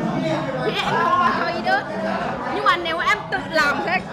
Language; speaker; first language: Vietnamese; non-native, fluent; Lao